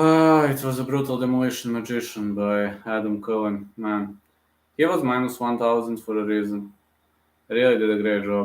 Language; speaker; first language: English; non-native, fluent; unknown